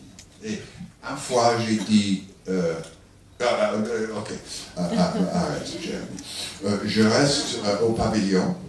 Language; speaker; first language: French; non-native, learner; English